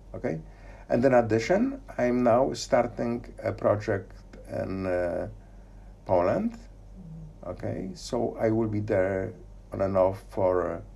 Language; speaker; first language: English; non-native, fluent; Polish